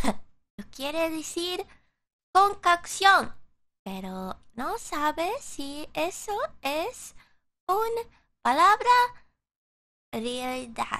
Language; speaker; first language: Spanish; non-native, learner; English